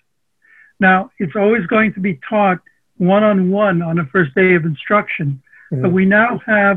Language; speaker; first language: English; early bilingual, other home language; Armenian